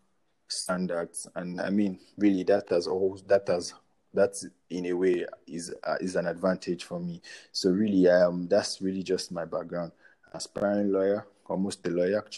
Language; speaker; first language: English; non-native, local second language; Yoruba